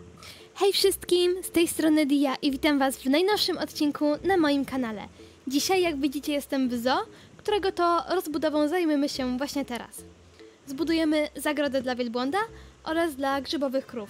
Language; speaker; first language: Polish; native; Polish